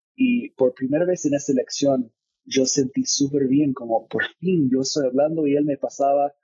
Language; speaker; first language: Spanish; non-native, fluent; English